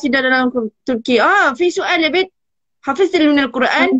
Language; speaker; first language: Arabic; non-native, learner; Malay